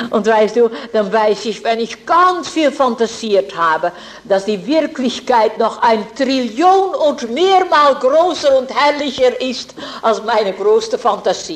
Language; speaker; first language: German; non-native, fluent; Dutch